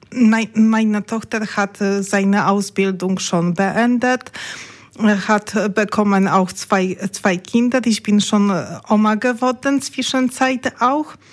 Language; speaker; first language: German; non-native, learner; Polish